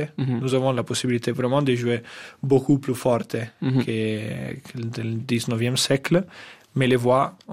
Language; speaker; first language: French; non-native, fluent; Italian